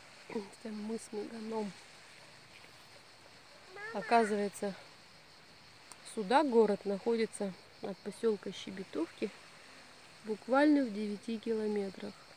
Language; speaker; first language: Russian; native; Russian